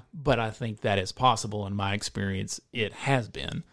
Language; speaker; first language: English; native; English